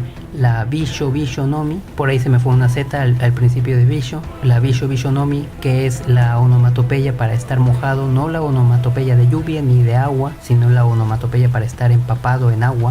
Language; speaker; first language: Spanish; native; Spanish